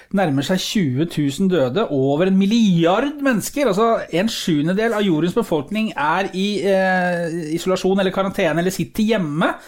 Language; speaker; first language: Norwegian; native; Norwegian